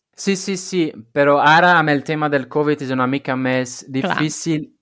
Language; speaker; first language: Catalan; non-native, learner; Dutch